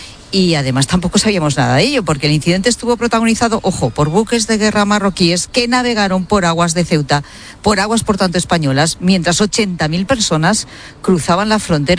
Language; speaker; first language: Spanish; native; Spanish